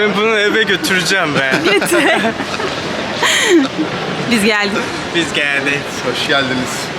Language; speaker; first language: Turkish; non-native, learner; Korean